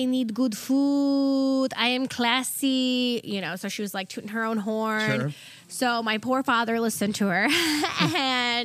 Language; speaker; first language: English; early bilingual, other home language; German